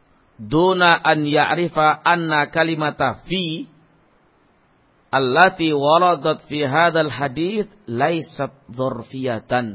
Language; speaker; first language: Arabic; non-native, fluent; Indonesian